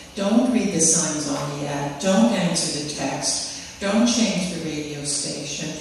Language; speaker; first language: English; native; English